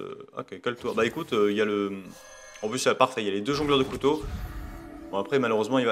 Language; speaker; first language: French; native; French